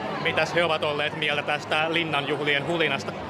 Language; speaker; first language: Finnish; native; Finnish